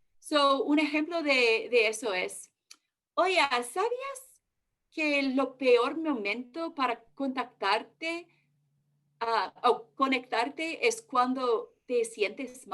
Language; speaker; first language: Spanish; early bilingual, heritage; English